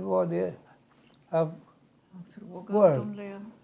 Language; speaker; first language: English; non-native, learner; Swedish